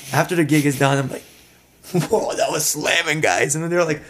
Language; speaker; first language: English; non-native, fluent; Serbian